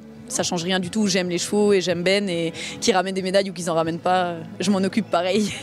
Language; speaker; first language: French; native; French